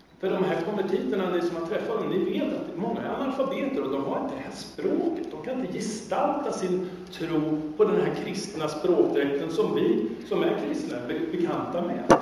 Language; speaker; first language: Swedish; native; Swedish